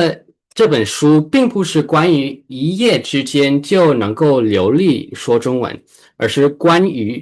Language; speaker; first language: Chinese; early bilingual, heritage; Chinese